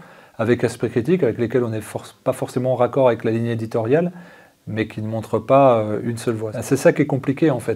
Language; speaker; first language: French; native; French